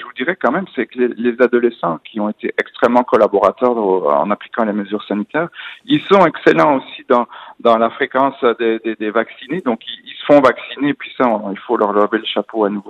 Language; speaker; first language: French; native; French